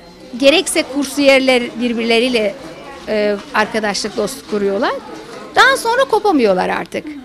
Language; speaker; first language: Turkish; native; Turkish